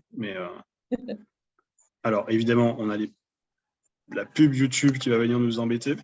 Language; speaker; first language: French; native; French